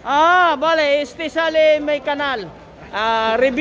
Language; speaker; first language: Spanish; non-native, learner; Filipino